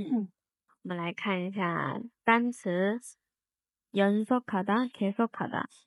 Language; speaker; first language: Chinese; non-native, fluent; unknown